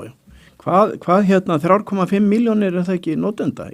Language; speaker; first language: Icelandic; native; Icelandic